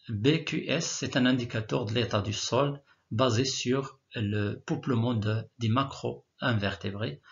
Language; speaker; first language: French; non-native, local second language; Arabic